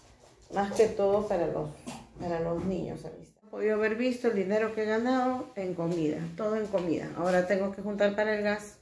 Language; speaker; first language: Spanish; native; Spanish